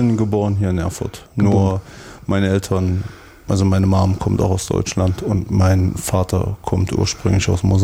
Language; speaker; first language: German; native; German